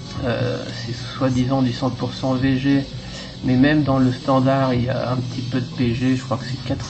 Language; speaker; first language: French; native; French